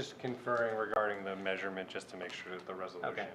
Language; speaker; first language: English; native; English